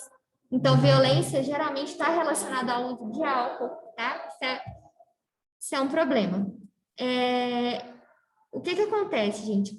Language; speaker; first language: Portuguese; native; Portuguese